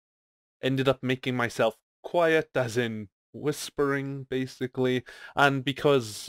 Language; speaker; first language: English; native; English